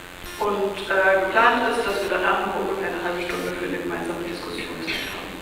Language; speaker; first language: German; native; German